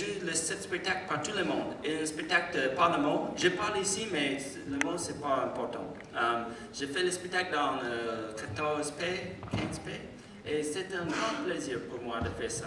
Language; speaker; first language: French; non-native, learner; English